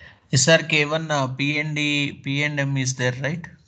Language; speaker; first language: English; non-native, local second language; Telugu